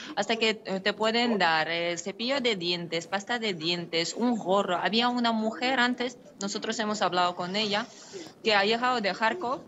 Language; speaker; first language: Spanish; non-native, fluent; Ukrainian